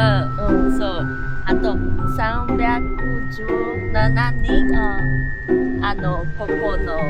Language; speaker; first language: Japanese; native; Japanese